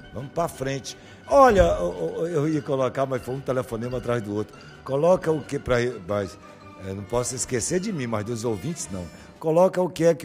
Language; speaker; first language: Portuguese; native; Portuguese